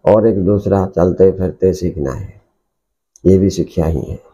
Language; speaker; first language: Hindi; non-native, local second language; Odia